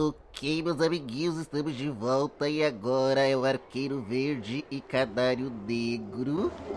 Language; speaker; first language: Portuguese; native; Portuguese